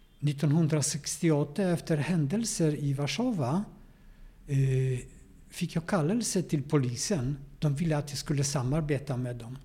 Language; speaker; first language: Swedish; non-native, fluent; Polish